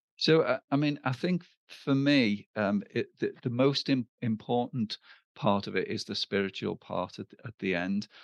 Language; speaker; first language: English; native; English